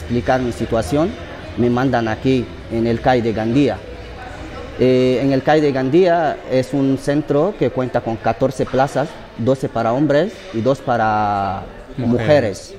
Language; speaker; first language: Spanish; non-native, fluent; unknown